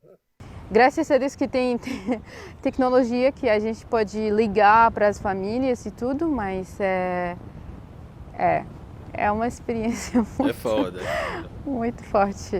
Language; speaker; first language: Portuguese; non-native, fluent; Arabic